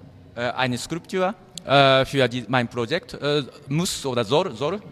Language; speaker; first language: German; non-native, learner; Japanese